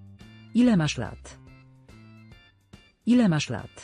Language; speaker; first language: Polish; non-native, learner; Spanish